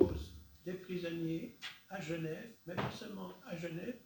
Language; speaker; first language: French; native; French